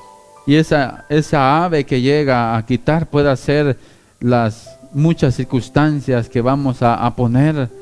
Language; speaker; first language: Spanish; native; Spanish